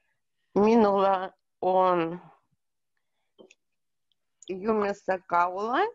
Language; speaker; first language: Finnish; non-native, learner; Russian